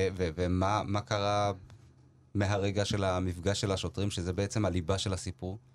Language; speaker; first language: Hebrew; early bilingual, other home language; Amharic